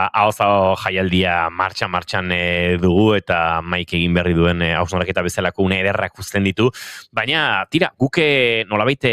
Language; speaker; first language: Basque; native; Basque